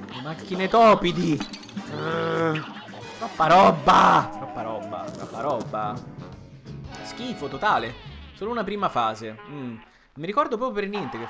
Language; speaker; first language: Italian; native; Italian